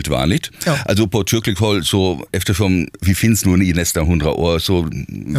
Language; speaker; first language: Swedish; non-native, fluent; German